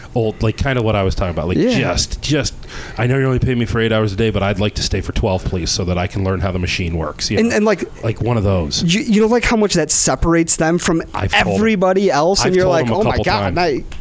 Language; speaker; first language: English; native; English